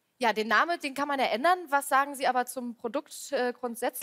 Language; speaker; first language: German; native; German